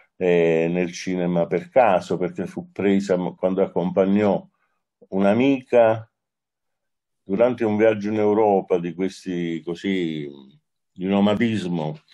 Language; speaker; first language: Italian; native; Italian